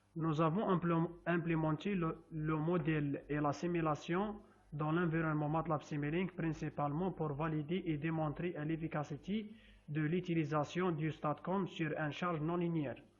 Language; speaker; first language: French; non-native, local second language; Arabic